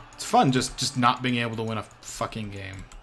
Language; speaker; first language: English; native; English